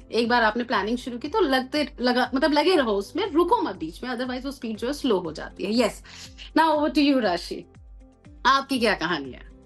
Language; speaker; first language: Hindi; native; Hindi